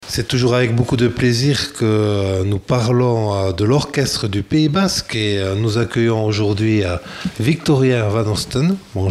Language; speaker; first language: French; native; French